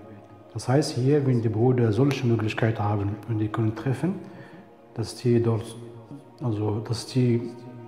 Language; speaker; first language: German; non-native, fluent; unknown